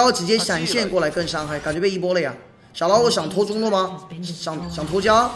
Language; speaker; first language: Chinese; native; Chinese